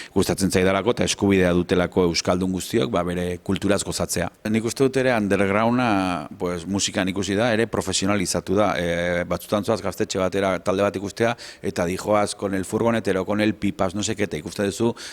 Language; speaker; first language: Basque; native; Basque